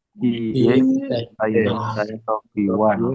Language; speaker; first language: Japanese; non-native, learner; Indonesian